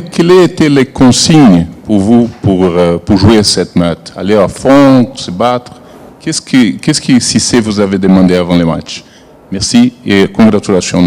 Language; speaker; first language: French; non-native, fluent; Portuguese